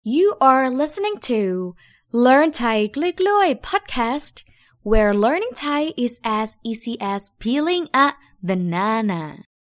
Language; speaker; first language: English; non-native, fluent; Thai